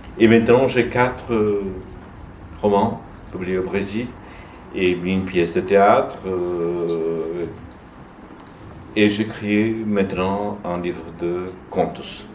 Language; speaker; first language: French; non-native, learner; Portuguese